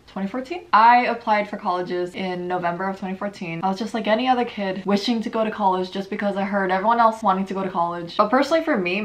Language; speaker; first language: English; native; English